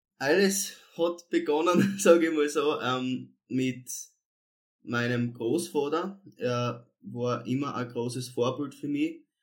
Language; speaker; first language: German; native; German